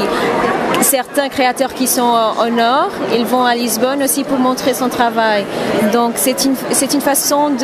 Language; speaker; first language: French; non-native, fluent; Portuguese